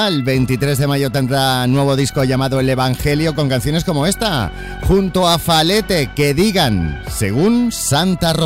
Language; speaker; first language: Spanish; native; Spanish